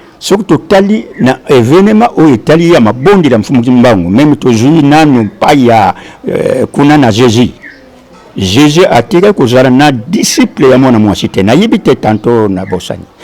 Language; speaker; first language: Lingala; non-native, local second language; Kongo